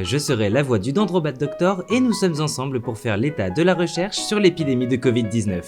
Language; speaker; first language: French; native; French